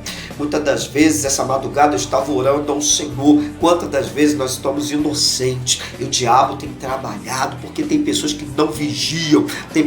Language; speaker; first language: Portuguese; native; Portuguese